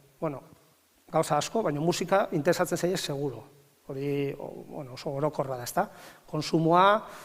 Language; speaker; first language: Basque; native; Basque